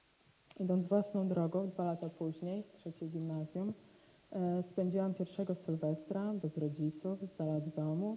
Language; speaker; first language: Polish; native; Polish